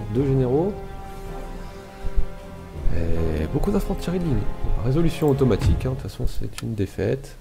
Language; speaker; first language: French; native; French